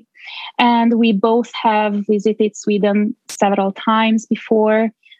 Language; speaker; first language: English; non-native, fluent; Hungarian